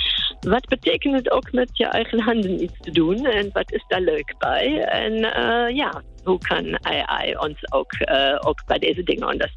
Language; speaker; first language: Dutch; non-native, fluent; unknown